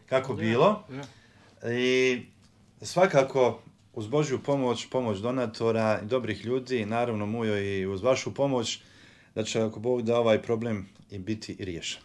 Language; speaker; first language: Croatian; native; Croatian